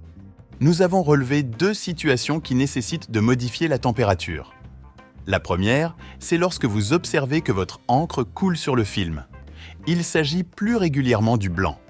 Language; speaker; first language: French; native; French